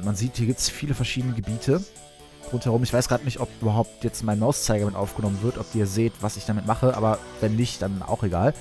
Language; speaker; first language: German; native; German